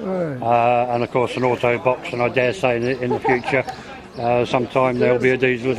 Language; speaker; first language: English; native; English